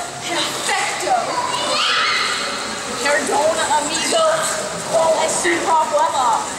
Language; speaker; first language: Spanish; non-native, learner; English